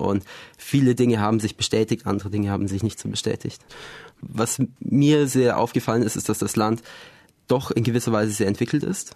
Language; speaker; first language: German; native; German